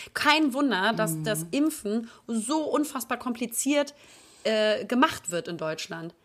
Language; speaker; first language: German; native; German